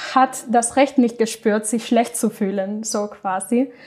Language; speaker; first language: German; non-native, fluent; Spanish